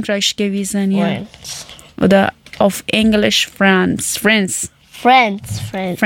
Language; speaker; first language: German; non-native, learner; Persian